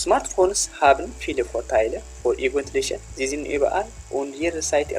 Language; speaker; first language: German; non-native, fluent; Tigrinya